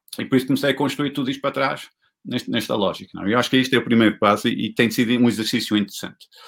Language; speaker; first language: Portuguese; non-native, fluent; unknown